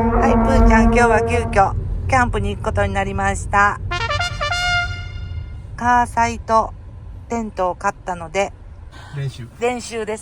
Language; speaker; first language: Japanese; native; Japanese